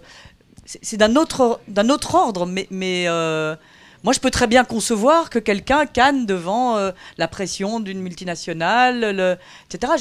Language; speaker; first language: French; native; French